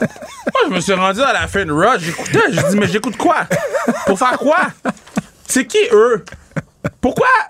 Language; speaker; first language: French; native; French